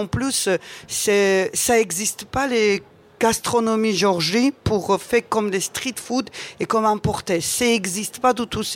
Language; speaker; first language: French; non-native, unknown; Georgian